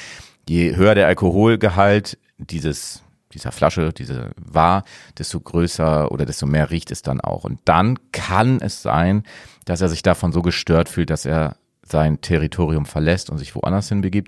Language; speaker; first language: German; native; German